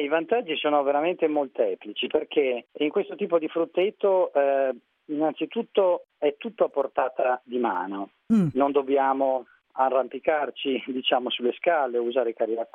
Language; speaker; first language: Italian; native; Italian